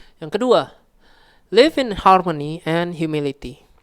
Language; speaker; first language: English; non-native, local second language; Indonesian